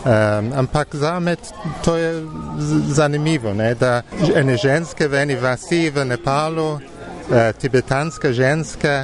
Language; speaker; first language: Slovenian; non-native, fluent; English